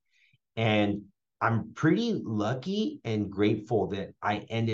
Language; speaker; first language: English; early bilingual, other home language; Spanish